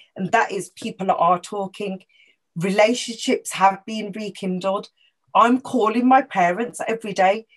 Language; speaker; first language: English; native; English